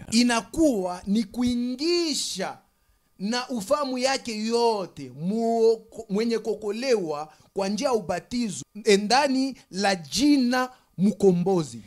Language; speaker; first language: Swahili; native; Swahili